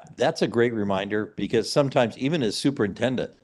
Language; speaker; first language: English; native; English